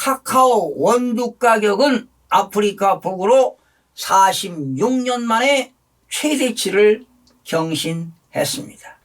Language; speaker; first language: Korean; native; Korean